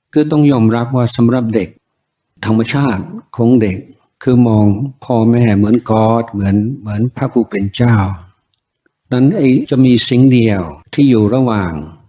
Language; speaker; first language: Thai; non-native, fluent; English